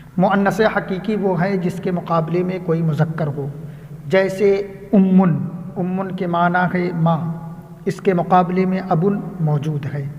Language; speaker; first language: Urdu; native; Urdu